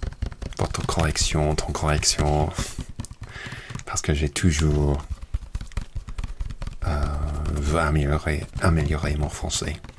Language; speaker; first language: French; non-native, learner; English